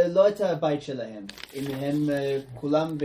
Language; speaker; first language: Hebrew; non-native, fluent; English